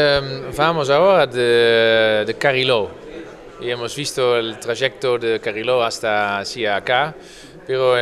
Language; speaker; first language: Spanish; non-native, fluent; Dutch